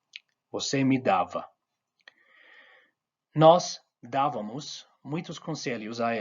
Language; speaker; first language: Portuguese; non-native, fluent; English